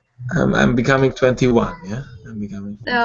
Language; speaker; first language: English; non-native, fluent; Georgian